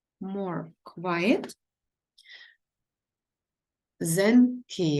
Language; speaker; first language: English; non-native, learner; Ukrainian